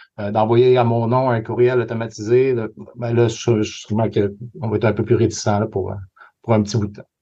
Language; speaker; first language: French; native; French